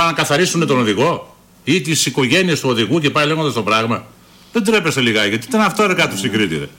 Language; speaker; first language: Greek; native; Greek